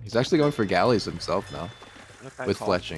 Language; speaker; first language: English; native; English